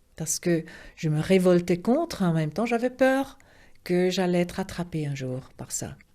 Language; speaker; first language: French; non-native, local second language; Swiss German